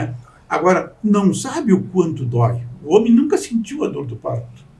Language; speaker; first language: Portuguese; native; Portuguese